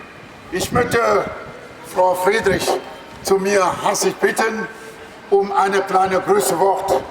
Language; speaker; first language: German; non-native, learner; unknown